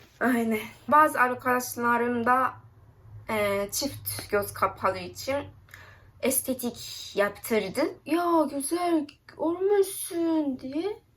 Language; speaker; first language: Turkish; non-native, learner; Japanese